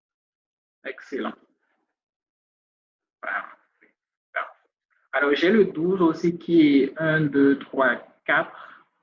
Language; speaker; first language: French; native; French